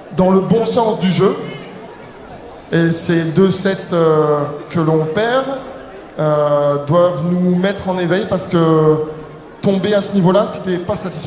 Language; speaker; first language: French; native; French